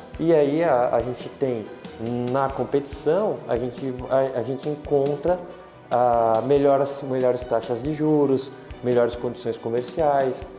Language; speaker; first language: Portuguese; native; Portuguese